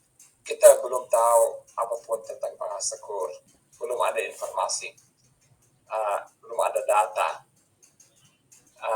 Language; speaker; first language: Indonesian; non-native, fluent; English